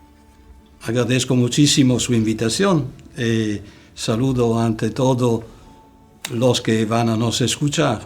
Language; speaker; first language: Spanish; non-native, fluent; Italian